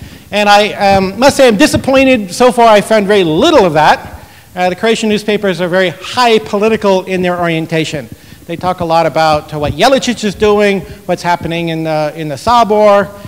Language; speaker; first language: English; native; English